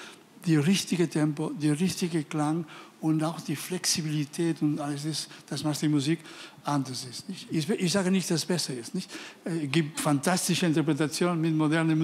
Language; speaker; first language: German; non-native, fluent; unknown